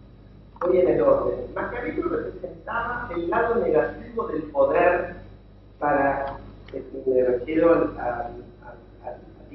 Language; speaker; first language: Spanish; native; Spanish